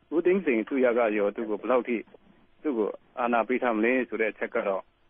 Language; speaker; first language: Burmese; non-native, local second language; Kachin